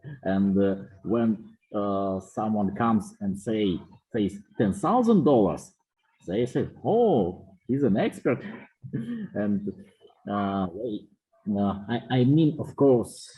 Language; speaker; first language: English; non-native, fluent; Russian